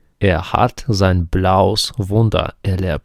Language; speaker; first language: German; non-native, fluent; Ukrainian